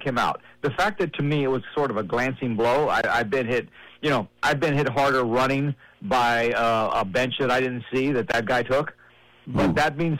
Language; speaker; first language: English; native; English